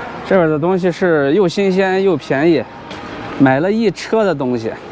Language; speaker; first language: Chinese; native; Chinese